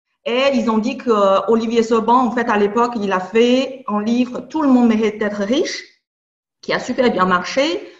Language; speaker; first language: French; non-native, fluent; Chinese